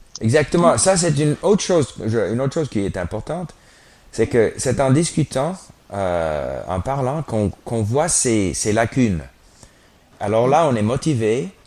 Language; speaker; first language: French; non-native, fluent; English